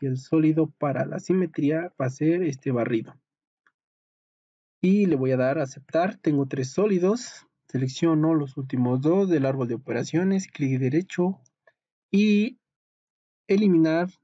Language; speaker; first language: Spanish; native; Spanish